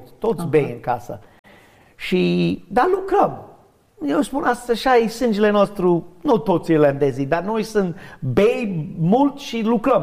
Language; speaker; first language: Romanian; non-native, learner; English